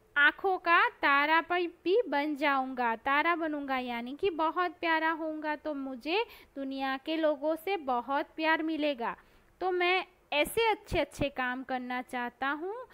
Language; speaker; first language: Hindi; non-native, local second language; Gujarati